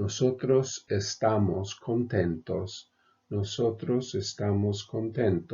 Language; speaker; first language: Spanish; non-native, fluent; English